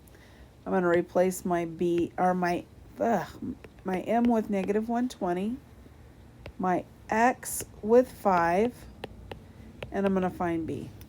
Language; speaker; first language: English; native; English